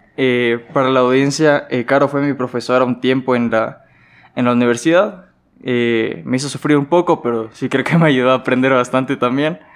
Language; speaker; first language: Spanish; native; Spanish